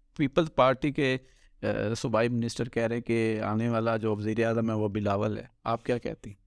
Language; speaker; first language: Urdu; non-native, local second language; Punjabi